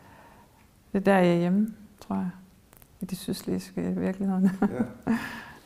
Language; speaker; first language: Danish; early bilingual, heritage; German